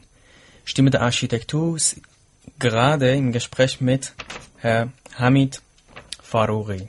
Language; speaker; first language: German; non-native, fluent; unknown